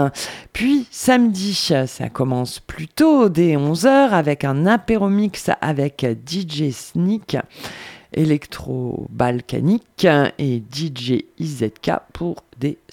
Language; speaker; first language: French; native; French